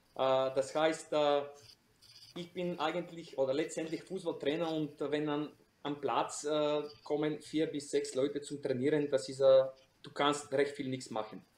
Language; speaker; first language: German; non-native, fluent; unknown